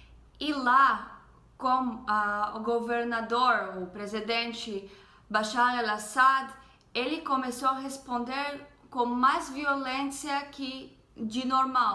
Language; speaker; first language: Portuguese; non-native, fluent; Hebrew